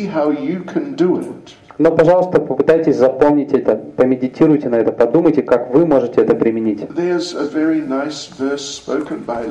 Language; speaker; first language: Russian; native; Russian